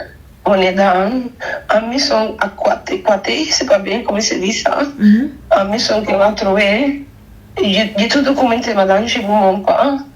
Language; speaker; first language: French; non-native, fluent; Spanish